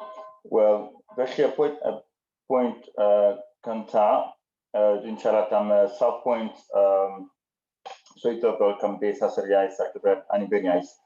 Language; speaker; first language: Welsh; non-native, learner; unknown